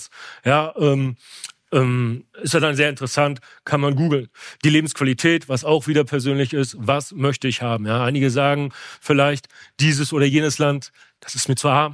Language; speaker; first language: German; native; German